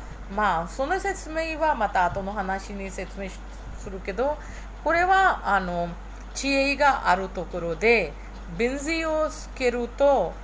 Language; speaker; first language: Japanese; non-native, fluent; Hindi